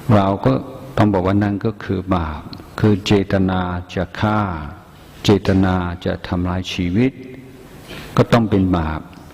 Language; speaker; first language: Thai; non-native, fluent; English